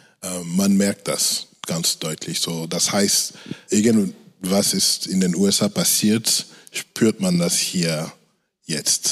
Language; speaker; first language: German; non-native, fluent; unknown